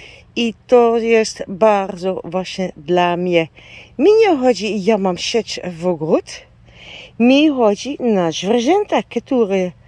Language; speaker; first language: Polish; non-native, learner; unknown